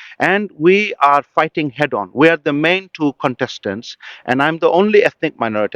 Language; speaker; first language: English; early bilingual, other home language; Bangla